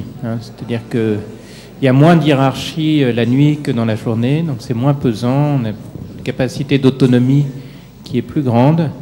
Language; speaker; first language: French; native; French